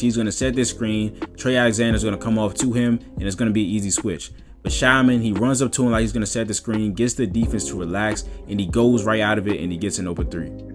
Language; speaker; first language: English; native; English